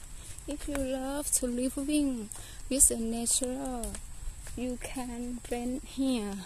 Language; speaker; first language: English; non-native, learner; Thai